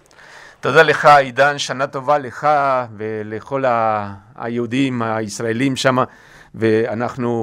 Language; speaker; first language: Hebrew; non-native, fluent; Spanish